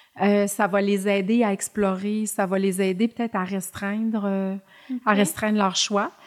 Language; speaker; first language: French; native; French